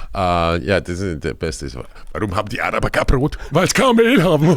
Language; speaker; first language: German; non-native, fluent; Croatian